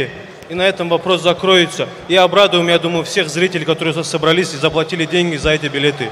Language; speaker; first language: Russian; native; Russian